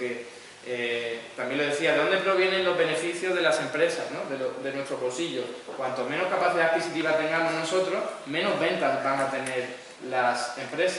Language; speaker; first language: Spanish; native; Spanish